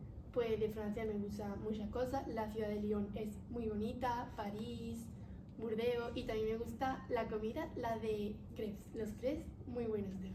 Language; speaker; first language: Spanish; native; Spanish